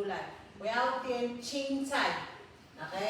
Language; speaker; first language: Chinese; non-native, fluent; Filipino